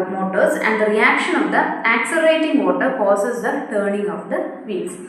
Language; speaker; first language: English; non-native, local second language; Malayalam